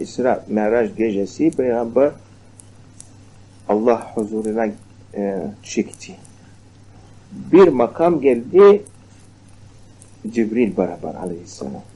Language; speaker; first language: Turkish; non-native, learner; Arabic